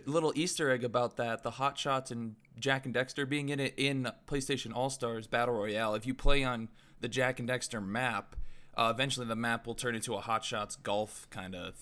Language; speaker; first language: English; native; English